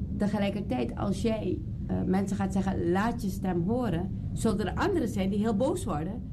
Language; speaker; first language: Dutch; native; Dutch